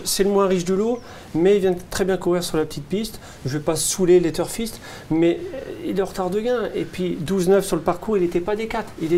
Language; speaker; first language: French; native; French